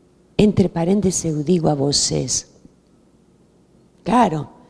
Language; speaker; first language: Portuguese; non-native, fluent; Spanish